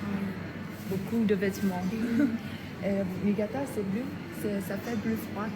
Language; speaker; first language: French; non-native, fluent; Vietnamese